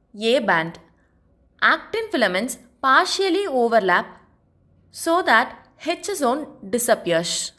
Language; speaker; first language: English; non-native, local second language; Tamil